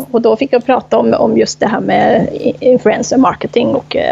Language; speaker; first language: Swedish; non-native, fluent; Thai